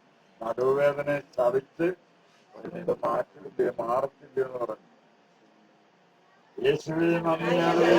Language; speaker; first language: Malayalam; native; Malayalam